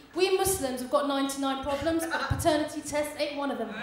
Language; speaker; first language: English; native; English